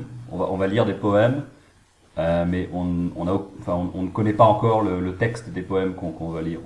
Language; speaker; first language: French; native; French